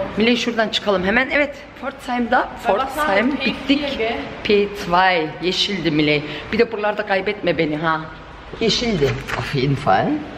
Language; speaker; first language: Turkish; early bilingual, heritage; Turkish